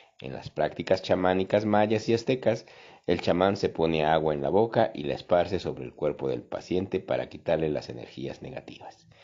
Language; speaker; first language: Spanish; native; Spanish